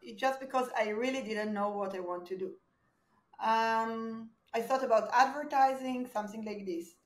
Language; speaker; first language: English; non-native, fluent; Hebrew